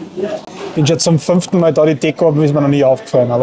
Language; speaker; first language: German; native; German